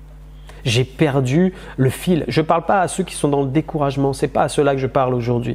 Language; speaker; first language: French; native; French